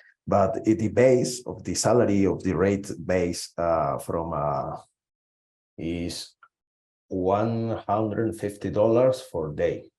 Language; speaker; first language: English; non-native, learner; Spanish